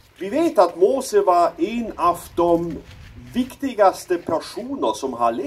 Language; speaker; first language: Swedish; non-native, learner; German